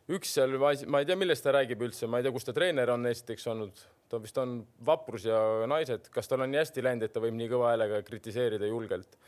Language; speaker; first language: Estonian; native; Estonian